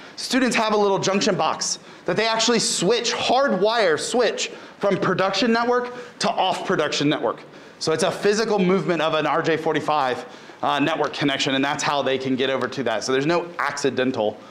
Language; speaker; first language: English; native; English